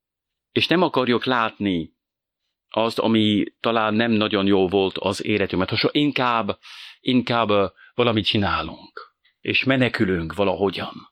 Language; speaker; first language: Hungarian; non-native, fluent; French